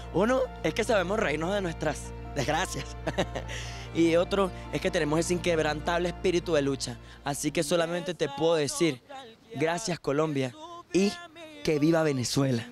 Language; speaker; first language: Spanish; native; Spanish